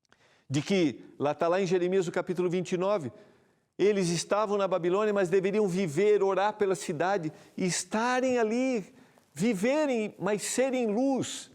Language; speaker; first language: Portuguese; native; Portuguese